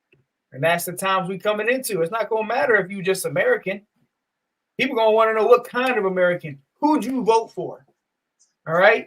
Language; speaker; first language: English; native; English